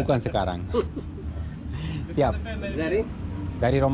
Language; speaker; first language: Indonesian; non-native, learner; Romanian